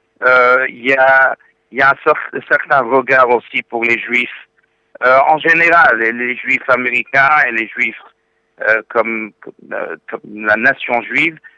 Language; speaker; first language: French; native; French